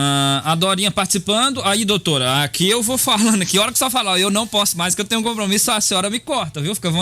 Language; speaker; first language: Portuguese; native; Portuguese